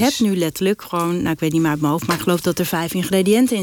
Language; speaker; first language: Dutch; native; Dutch